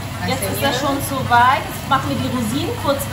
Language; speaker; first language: German; early bilingual, other home language; Persian